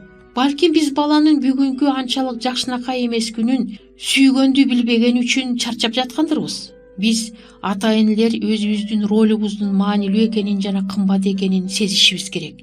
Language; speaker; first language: Kyrgyz; native; Kyrgyz